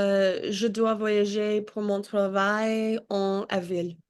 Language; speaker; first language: French; non-native, learner; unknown